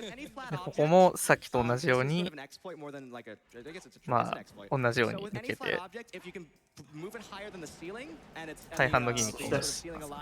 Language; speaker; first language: Japanese; native; Japanese